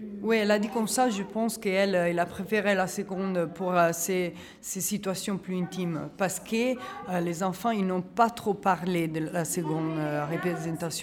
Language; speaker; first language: French; non-native, fluent; Italian